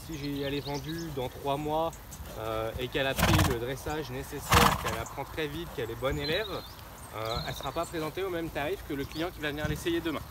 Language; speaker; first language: French; native; French